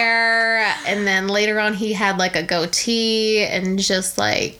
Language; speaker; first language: English; native; English